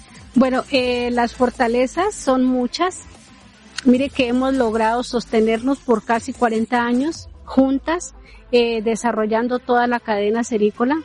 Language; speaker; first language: Spanish; native; Spanish